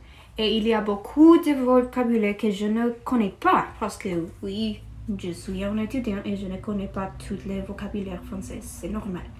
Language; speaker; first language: French; non-native, learner; English